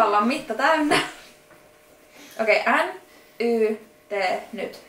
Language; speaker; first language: Finnish; native; Finnish